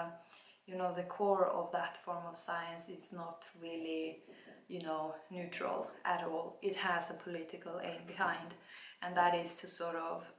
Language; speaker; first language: English; non-native, fluent; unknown